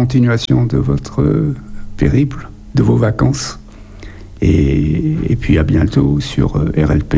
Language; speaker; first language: French; native; French